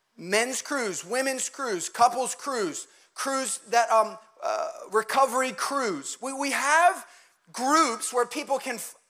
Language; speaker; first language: English; early bilingual, other home language; German